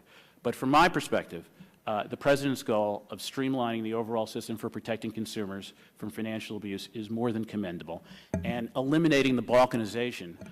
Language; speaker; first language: English; native; English